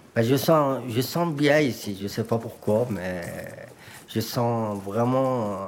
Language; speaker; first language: French; non-native, learner; Persian